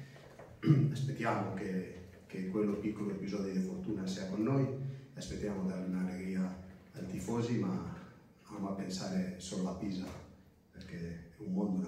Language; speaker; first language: Italian; non-native, fluent; Spanish